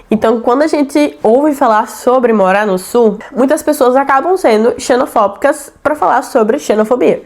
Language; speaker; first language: Portuguese; native; Portuguese